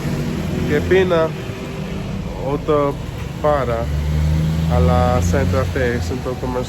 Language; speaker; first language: Spanish; non-native, learner; English